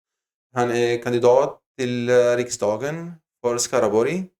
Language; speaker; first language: Swedish; non-native, fluent; Arabic